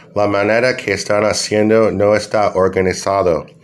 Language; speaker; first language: Spanish; non-native, learner; English